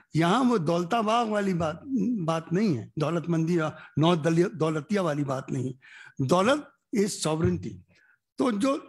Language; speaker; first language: Hindi; native; Hindi